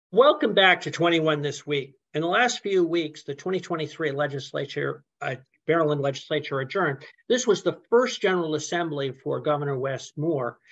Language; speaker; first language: English; native; English